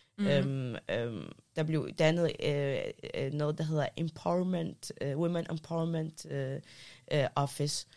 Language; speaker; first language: Danish; early bilingual, other home language; Arabic